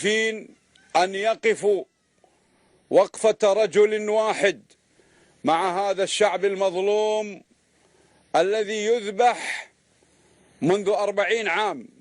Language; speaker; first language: Arabic; native; Arabic